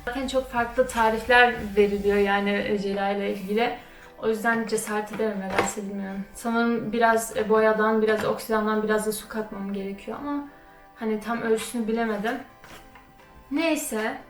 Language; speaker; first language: Turkish; early bilingual, other home language; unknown